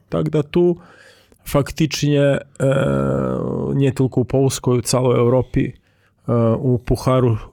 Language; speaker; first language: Polish; non-native, learner; Croatian